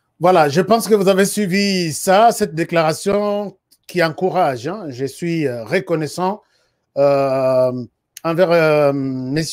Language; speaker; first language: French; non-native, local second language; Lingala